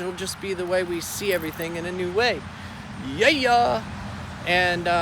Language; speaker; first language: English; native; English